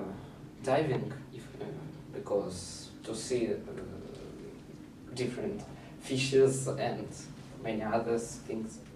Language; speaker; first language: English; non-native, learner; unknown